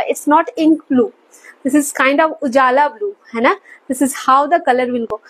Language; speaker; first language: Hindi; non-native, local second language; Bangla